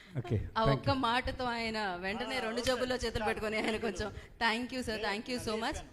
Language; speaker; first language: Telugu; native; Telugu